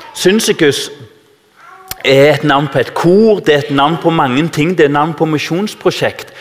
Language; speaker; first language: Norwegian; native; Norwegian